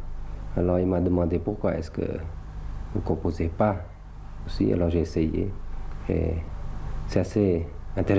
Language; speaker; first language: French; early bilingual, other home language; Thai